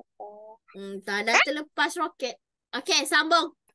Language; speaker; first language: Malay; native; Malay